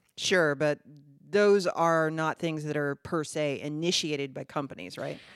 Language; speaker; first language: English; native; English